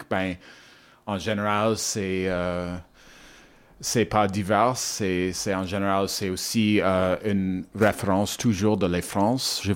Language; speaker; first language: French; non-native, learner; English